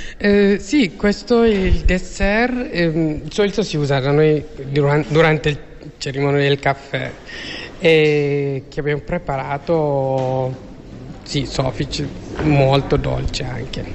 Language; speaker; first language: Italian; non-native, learner; Tigrinya